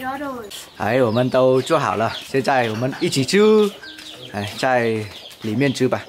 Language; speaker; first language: Chinese; non-native, fluent; Vietnamese